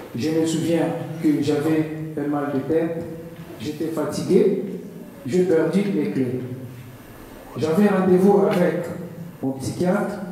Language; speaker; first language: French; non-native, learner; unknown